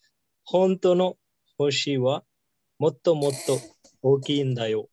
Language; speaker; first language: Japanese; non-native, learner; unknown